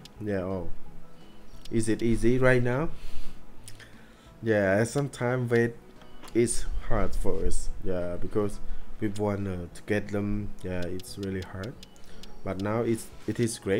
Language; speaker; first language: English; non-native, learner; Khmer